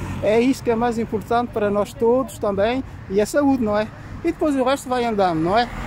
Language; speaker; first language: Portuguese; early bilingual, heritage; Portuguese